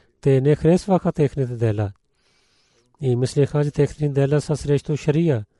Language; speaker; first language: Bulgarian; non-native, learner; Urdu